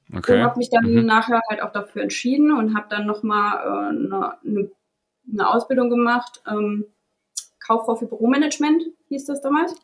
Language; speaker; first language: German; native; German